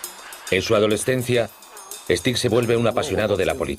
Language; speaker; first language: Spanish; native; Spanish